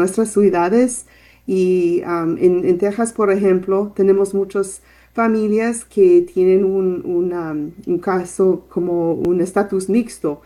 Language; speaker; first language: Spanish; non-native, fluent; English